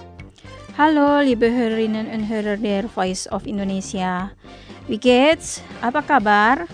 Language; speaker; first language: German; non-native, fluent; Indonesian